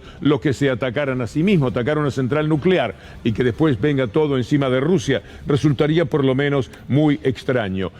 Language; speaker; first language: Spanish; native; Spanish